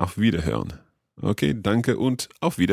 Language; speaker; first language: German; non-native, learner; English